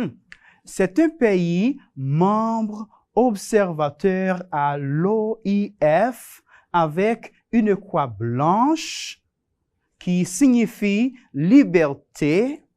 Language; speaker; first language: French; non-native, fluent; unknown